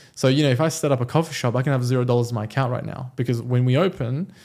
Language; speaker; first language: English; early bilingual, other home language; Persian